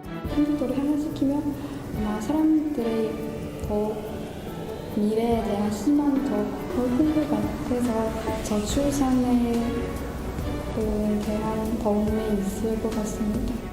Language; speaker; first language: Korean; non-native, fluent; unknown